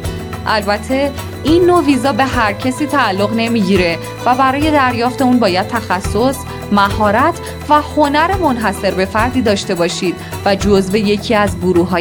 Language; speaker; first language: Persian; native; Persian